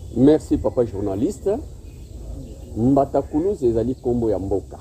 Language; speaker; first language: Lingala; non-native, local second language; Kongo